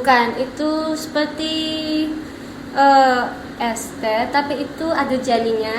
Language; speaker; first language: Indonesian; non-native, learner; Filipino